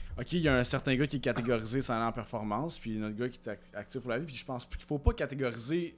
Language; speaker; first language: French; native; French